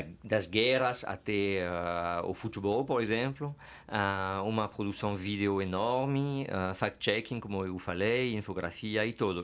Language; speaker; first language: Portuguese; non-native, fluent; French